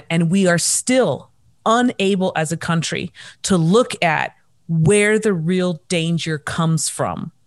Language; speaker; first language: English; native; English